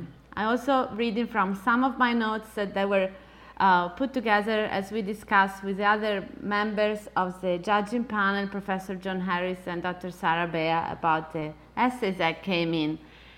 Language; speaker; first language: English; non-native, fluent; Italian